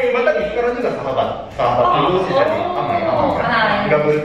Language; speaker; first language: Indonesian; non-native, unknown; Japanese